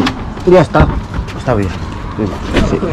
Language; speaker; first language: Spanish; non-native, learner; Filipino